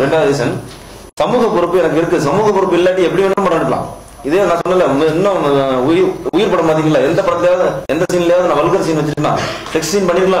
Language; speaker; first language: Tamil; native; Tamil